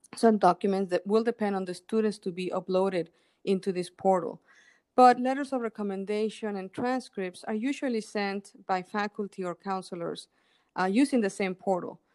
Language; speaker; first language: English; non-native, fluent; Spanish